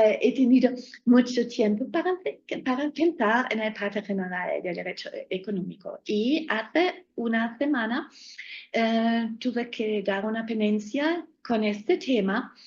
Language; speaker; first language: Spanish; non-native, fluent; German